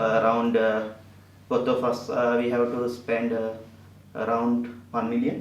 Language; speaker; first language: English; non-native, local second language; Sinhala